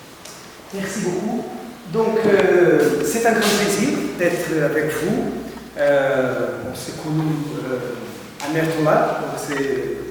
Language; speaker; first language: French; non-native, fluent; Portuguese